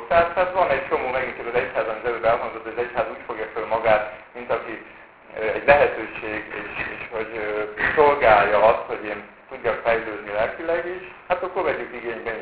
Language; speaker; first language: Hungarian; native; Hungarian